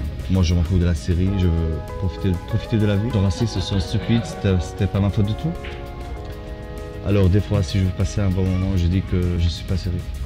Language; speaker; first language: French; non-native, fluent; Arabic